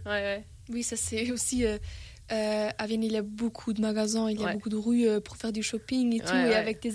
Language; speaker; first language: French; non-native, learner; German